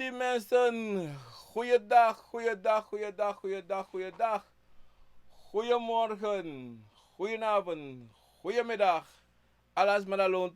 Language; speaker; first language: Dutch; non-native, local second language; Sranan Tongo